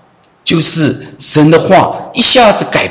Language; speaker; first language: Chinese; native; Chinese